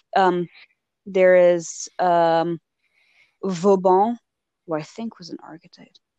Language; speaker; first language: English; non-native, fluent; French